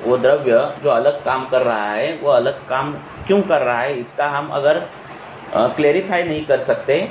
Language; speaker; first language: Hindi; non-native, local second language; Marathi